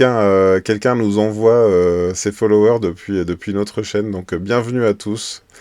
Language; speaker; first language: French; native; French